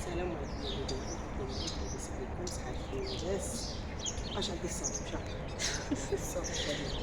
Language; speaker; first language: Arabic; native; Arabic